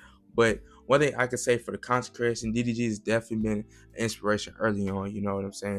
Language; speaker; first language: English; native; English